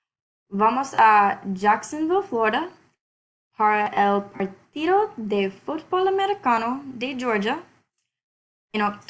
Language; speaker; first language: Spanish; non-native, learner; English